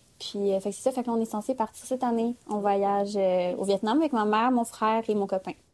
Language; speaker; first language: French; native; French